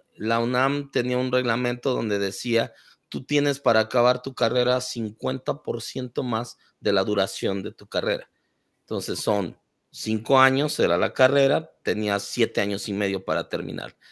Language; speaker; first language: Spanish; native; Spanish